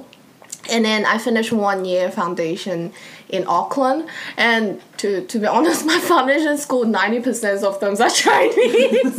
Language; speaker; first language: English; non-native, fluent; Cantonese